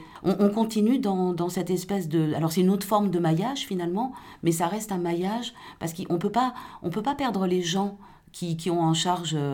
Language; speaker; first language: French; native; French